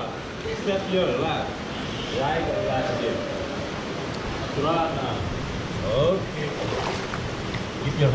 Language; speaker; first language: English; non-native, learner; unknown